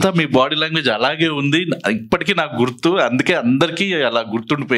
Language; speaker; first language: Telugu; native; Telugu